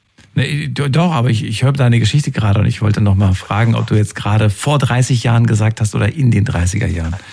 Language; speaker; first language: German; native; German